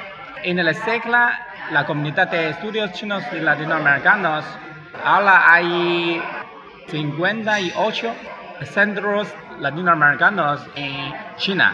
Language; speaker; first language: Spanish; non-native, fluent; Chinese